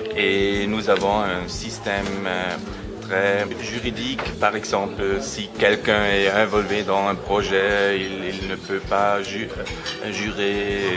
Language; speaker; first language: French; non-native, learner; German